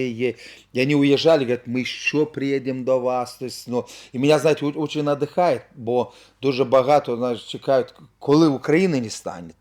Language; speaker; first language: Ukrainian; non-native, local second language; Russian